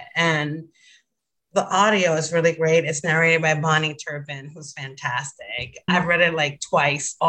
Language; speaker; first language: English; non-native, fluent; Spanish